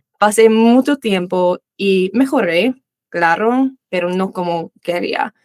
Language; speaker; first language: Spanish; non-native, fluent; English